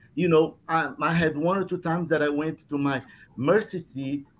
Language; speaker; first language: English; non-native, fluent; Portuguese